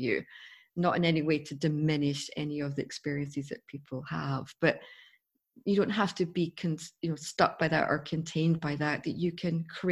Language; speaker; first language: English; native; English